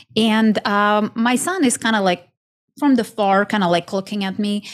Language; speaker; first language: English; non-native, fluent; Ukrainian